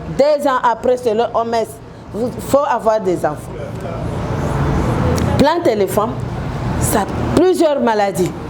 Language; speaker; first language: French; non-native, local second language; Lingala